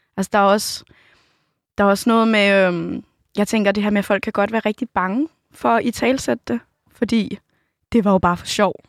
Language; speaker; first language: Danish; native; Danish